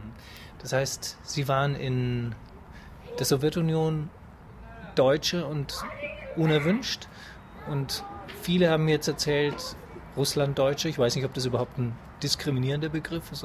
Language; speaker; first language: German; native; German